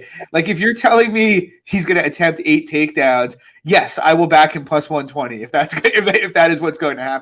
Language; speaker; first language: English; native; English